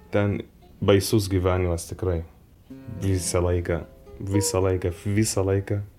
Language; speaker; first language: Lithuanian; non-native, learner; Arabic